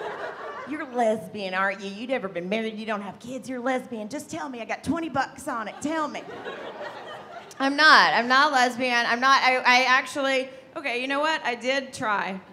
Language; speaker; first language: English; native; English